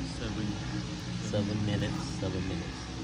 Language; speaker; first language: English; non-native, learner; Chinese